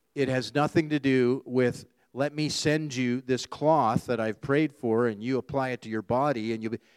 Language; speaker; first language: English; native; English